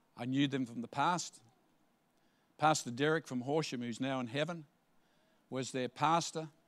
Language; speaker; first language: English; native; English